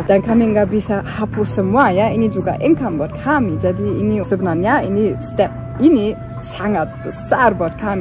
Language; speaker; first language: Indonesian; non-native, fluent; German